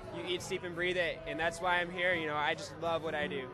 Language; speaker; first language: English; native; English